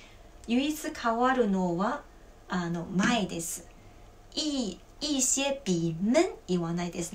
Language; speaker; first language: Japanese; non-native, fluent; Chinese